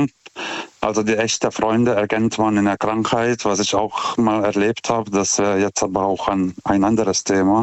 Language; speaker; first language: German; non-native, fluent; Lithuanian